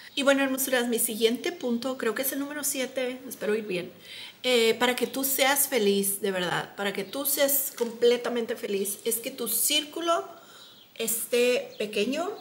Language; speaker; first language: Spanish; native; Spanish